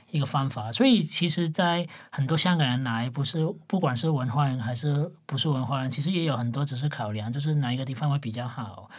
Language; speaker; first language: Chinese; non-native, local second language; Cantonese